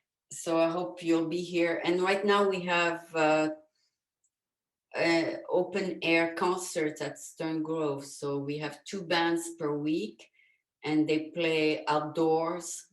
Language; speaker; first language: English; non-native, fluent; French